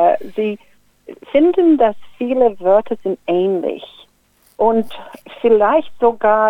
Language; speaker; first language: German; non-native, fluent; English